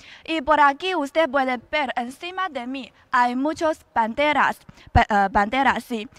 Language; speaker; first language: Spanish; non-native, learner; Chinese